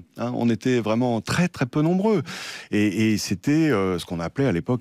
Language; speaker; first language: French; native; French